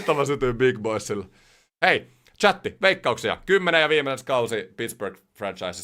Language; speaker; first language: Finnish; native; Finnish